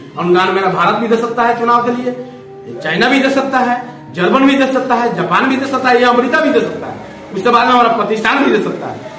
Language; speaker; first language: Hindi; non-native, local second language; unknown